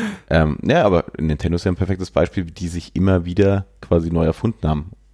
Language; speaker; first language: German; native; German